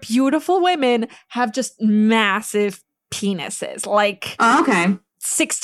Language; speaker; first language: English; non-native, fluent; Polish